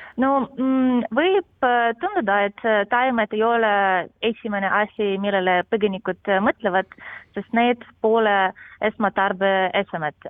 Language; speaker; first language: Estonian; non-native, learner; Ukrainian